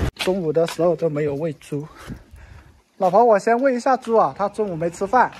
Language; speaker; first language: Chinese; native; Chinese